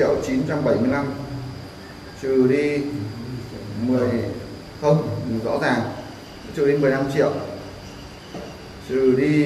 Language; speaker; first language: Vietnamese; native; Vietnamese